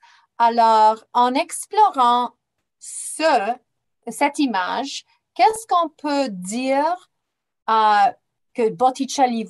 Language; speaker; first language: French; non-native, fluent; English